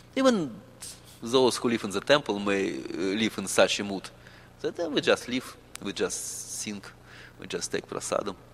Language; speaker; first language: English; non-native, fluent; Russian